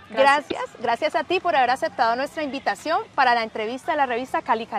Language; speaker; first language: Spanish; native; Spanish